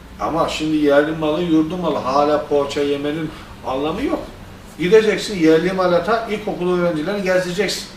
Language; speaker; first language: Turkish; native; Turkish